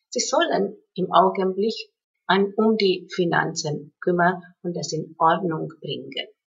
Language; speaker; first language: German; non-native, fluent; Hungarian